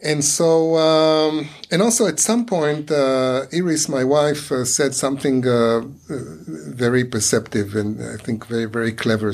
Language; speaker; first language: English; non-native, fluent; Hebrew